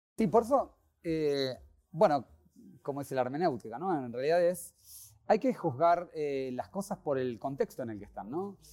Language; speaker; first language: Spanish; native; Spanish